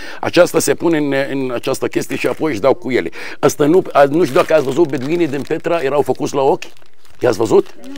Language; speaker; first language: Romanian; non-native, fluent; Arabic